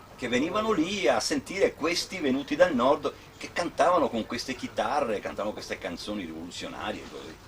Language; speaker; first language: Italian; non-native, local second language; Sicilian